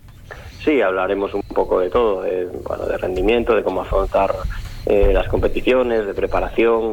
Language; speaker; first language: Spanish; native; Spanish